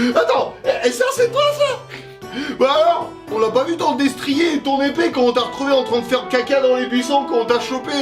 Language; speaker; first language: French; early bilingual, other home language; Russian